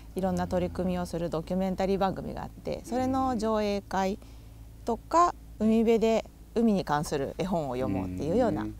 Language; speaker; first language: Japanese; native; Japanese